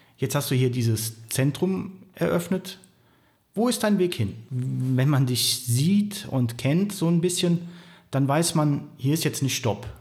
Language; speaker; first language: German; native; German